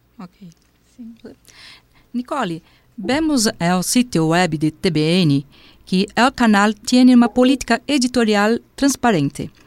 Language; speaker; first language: Spanish; non-native, fluent; Portuguese